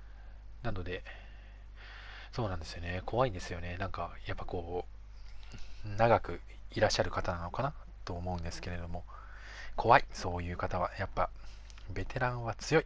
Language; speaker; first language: Japanese; native; Japanese